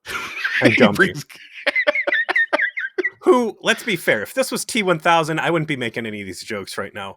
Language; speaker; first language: English; native; English